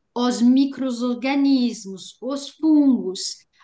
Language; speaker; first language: Portuguese; non-native, fluent; French